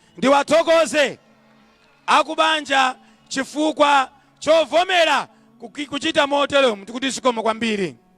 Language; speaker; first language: Nyanja; native; Nyanja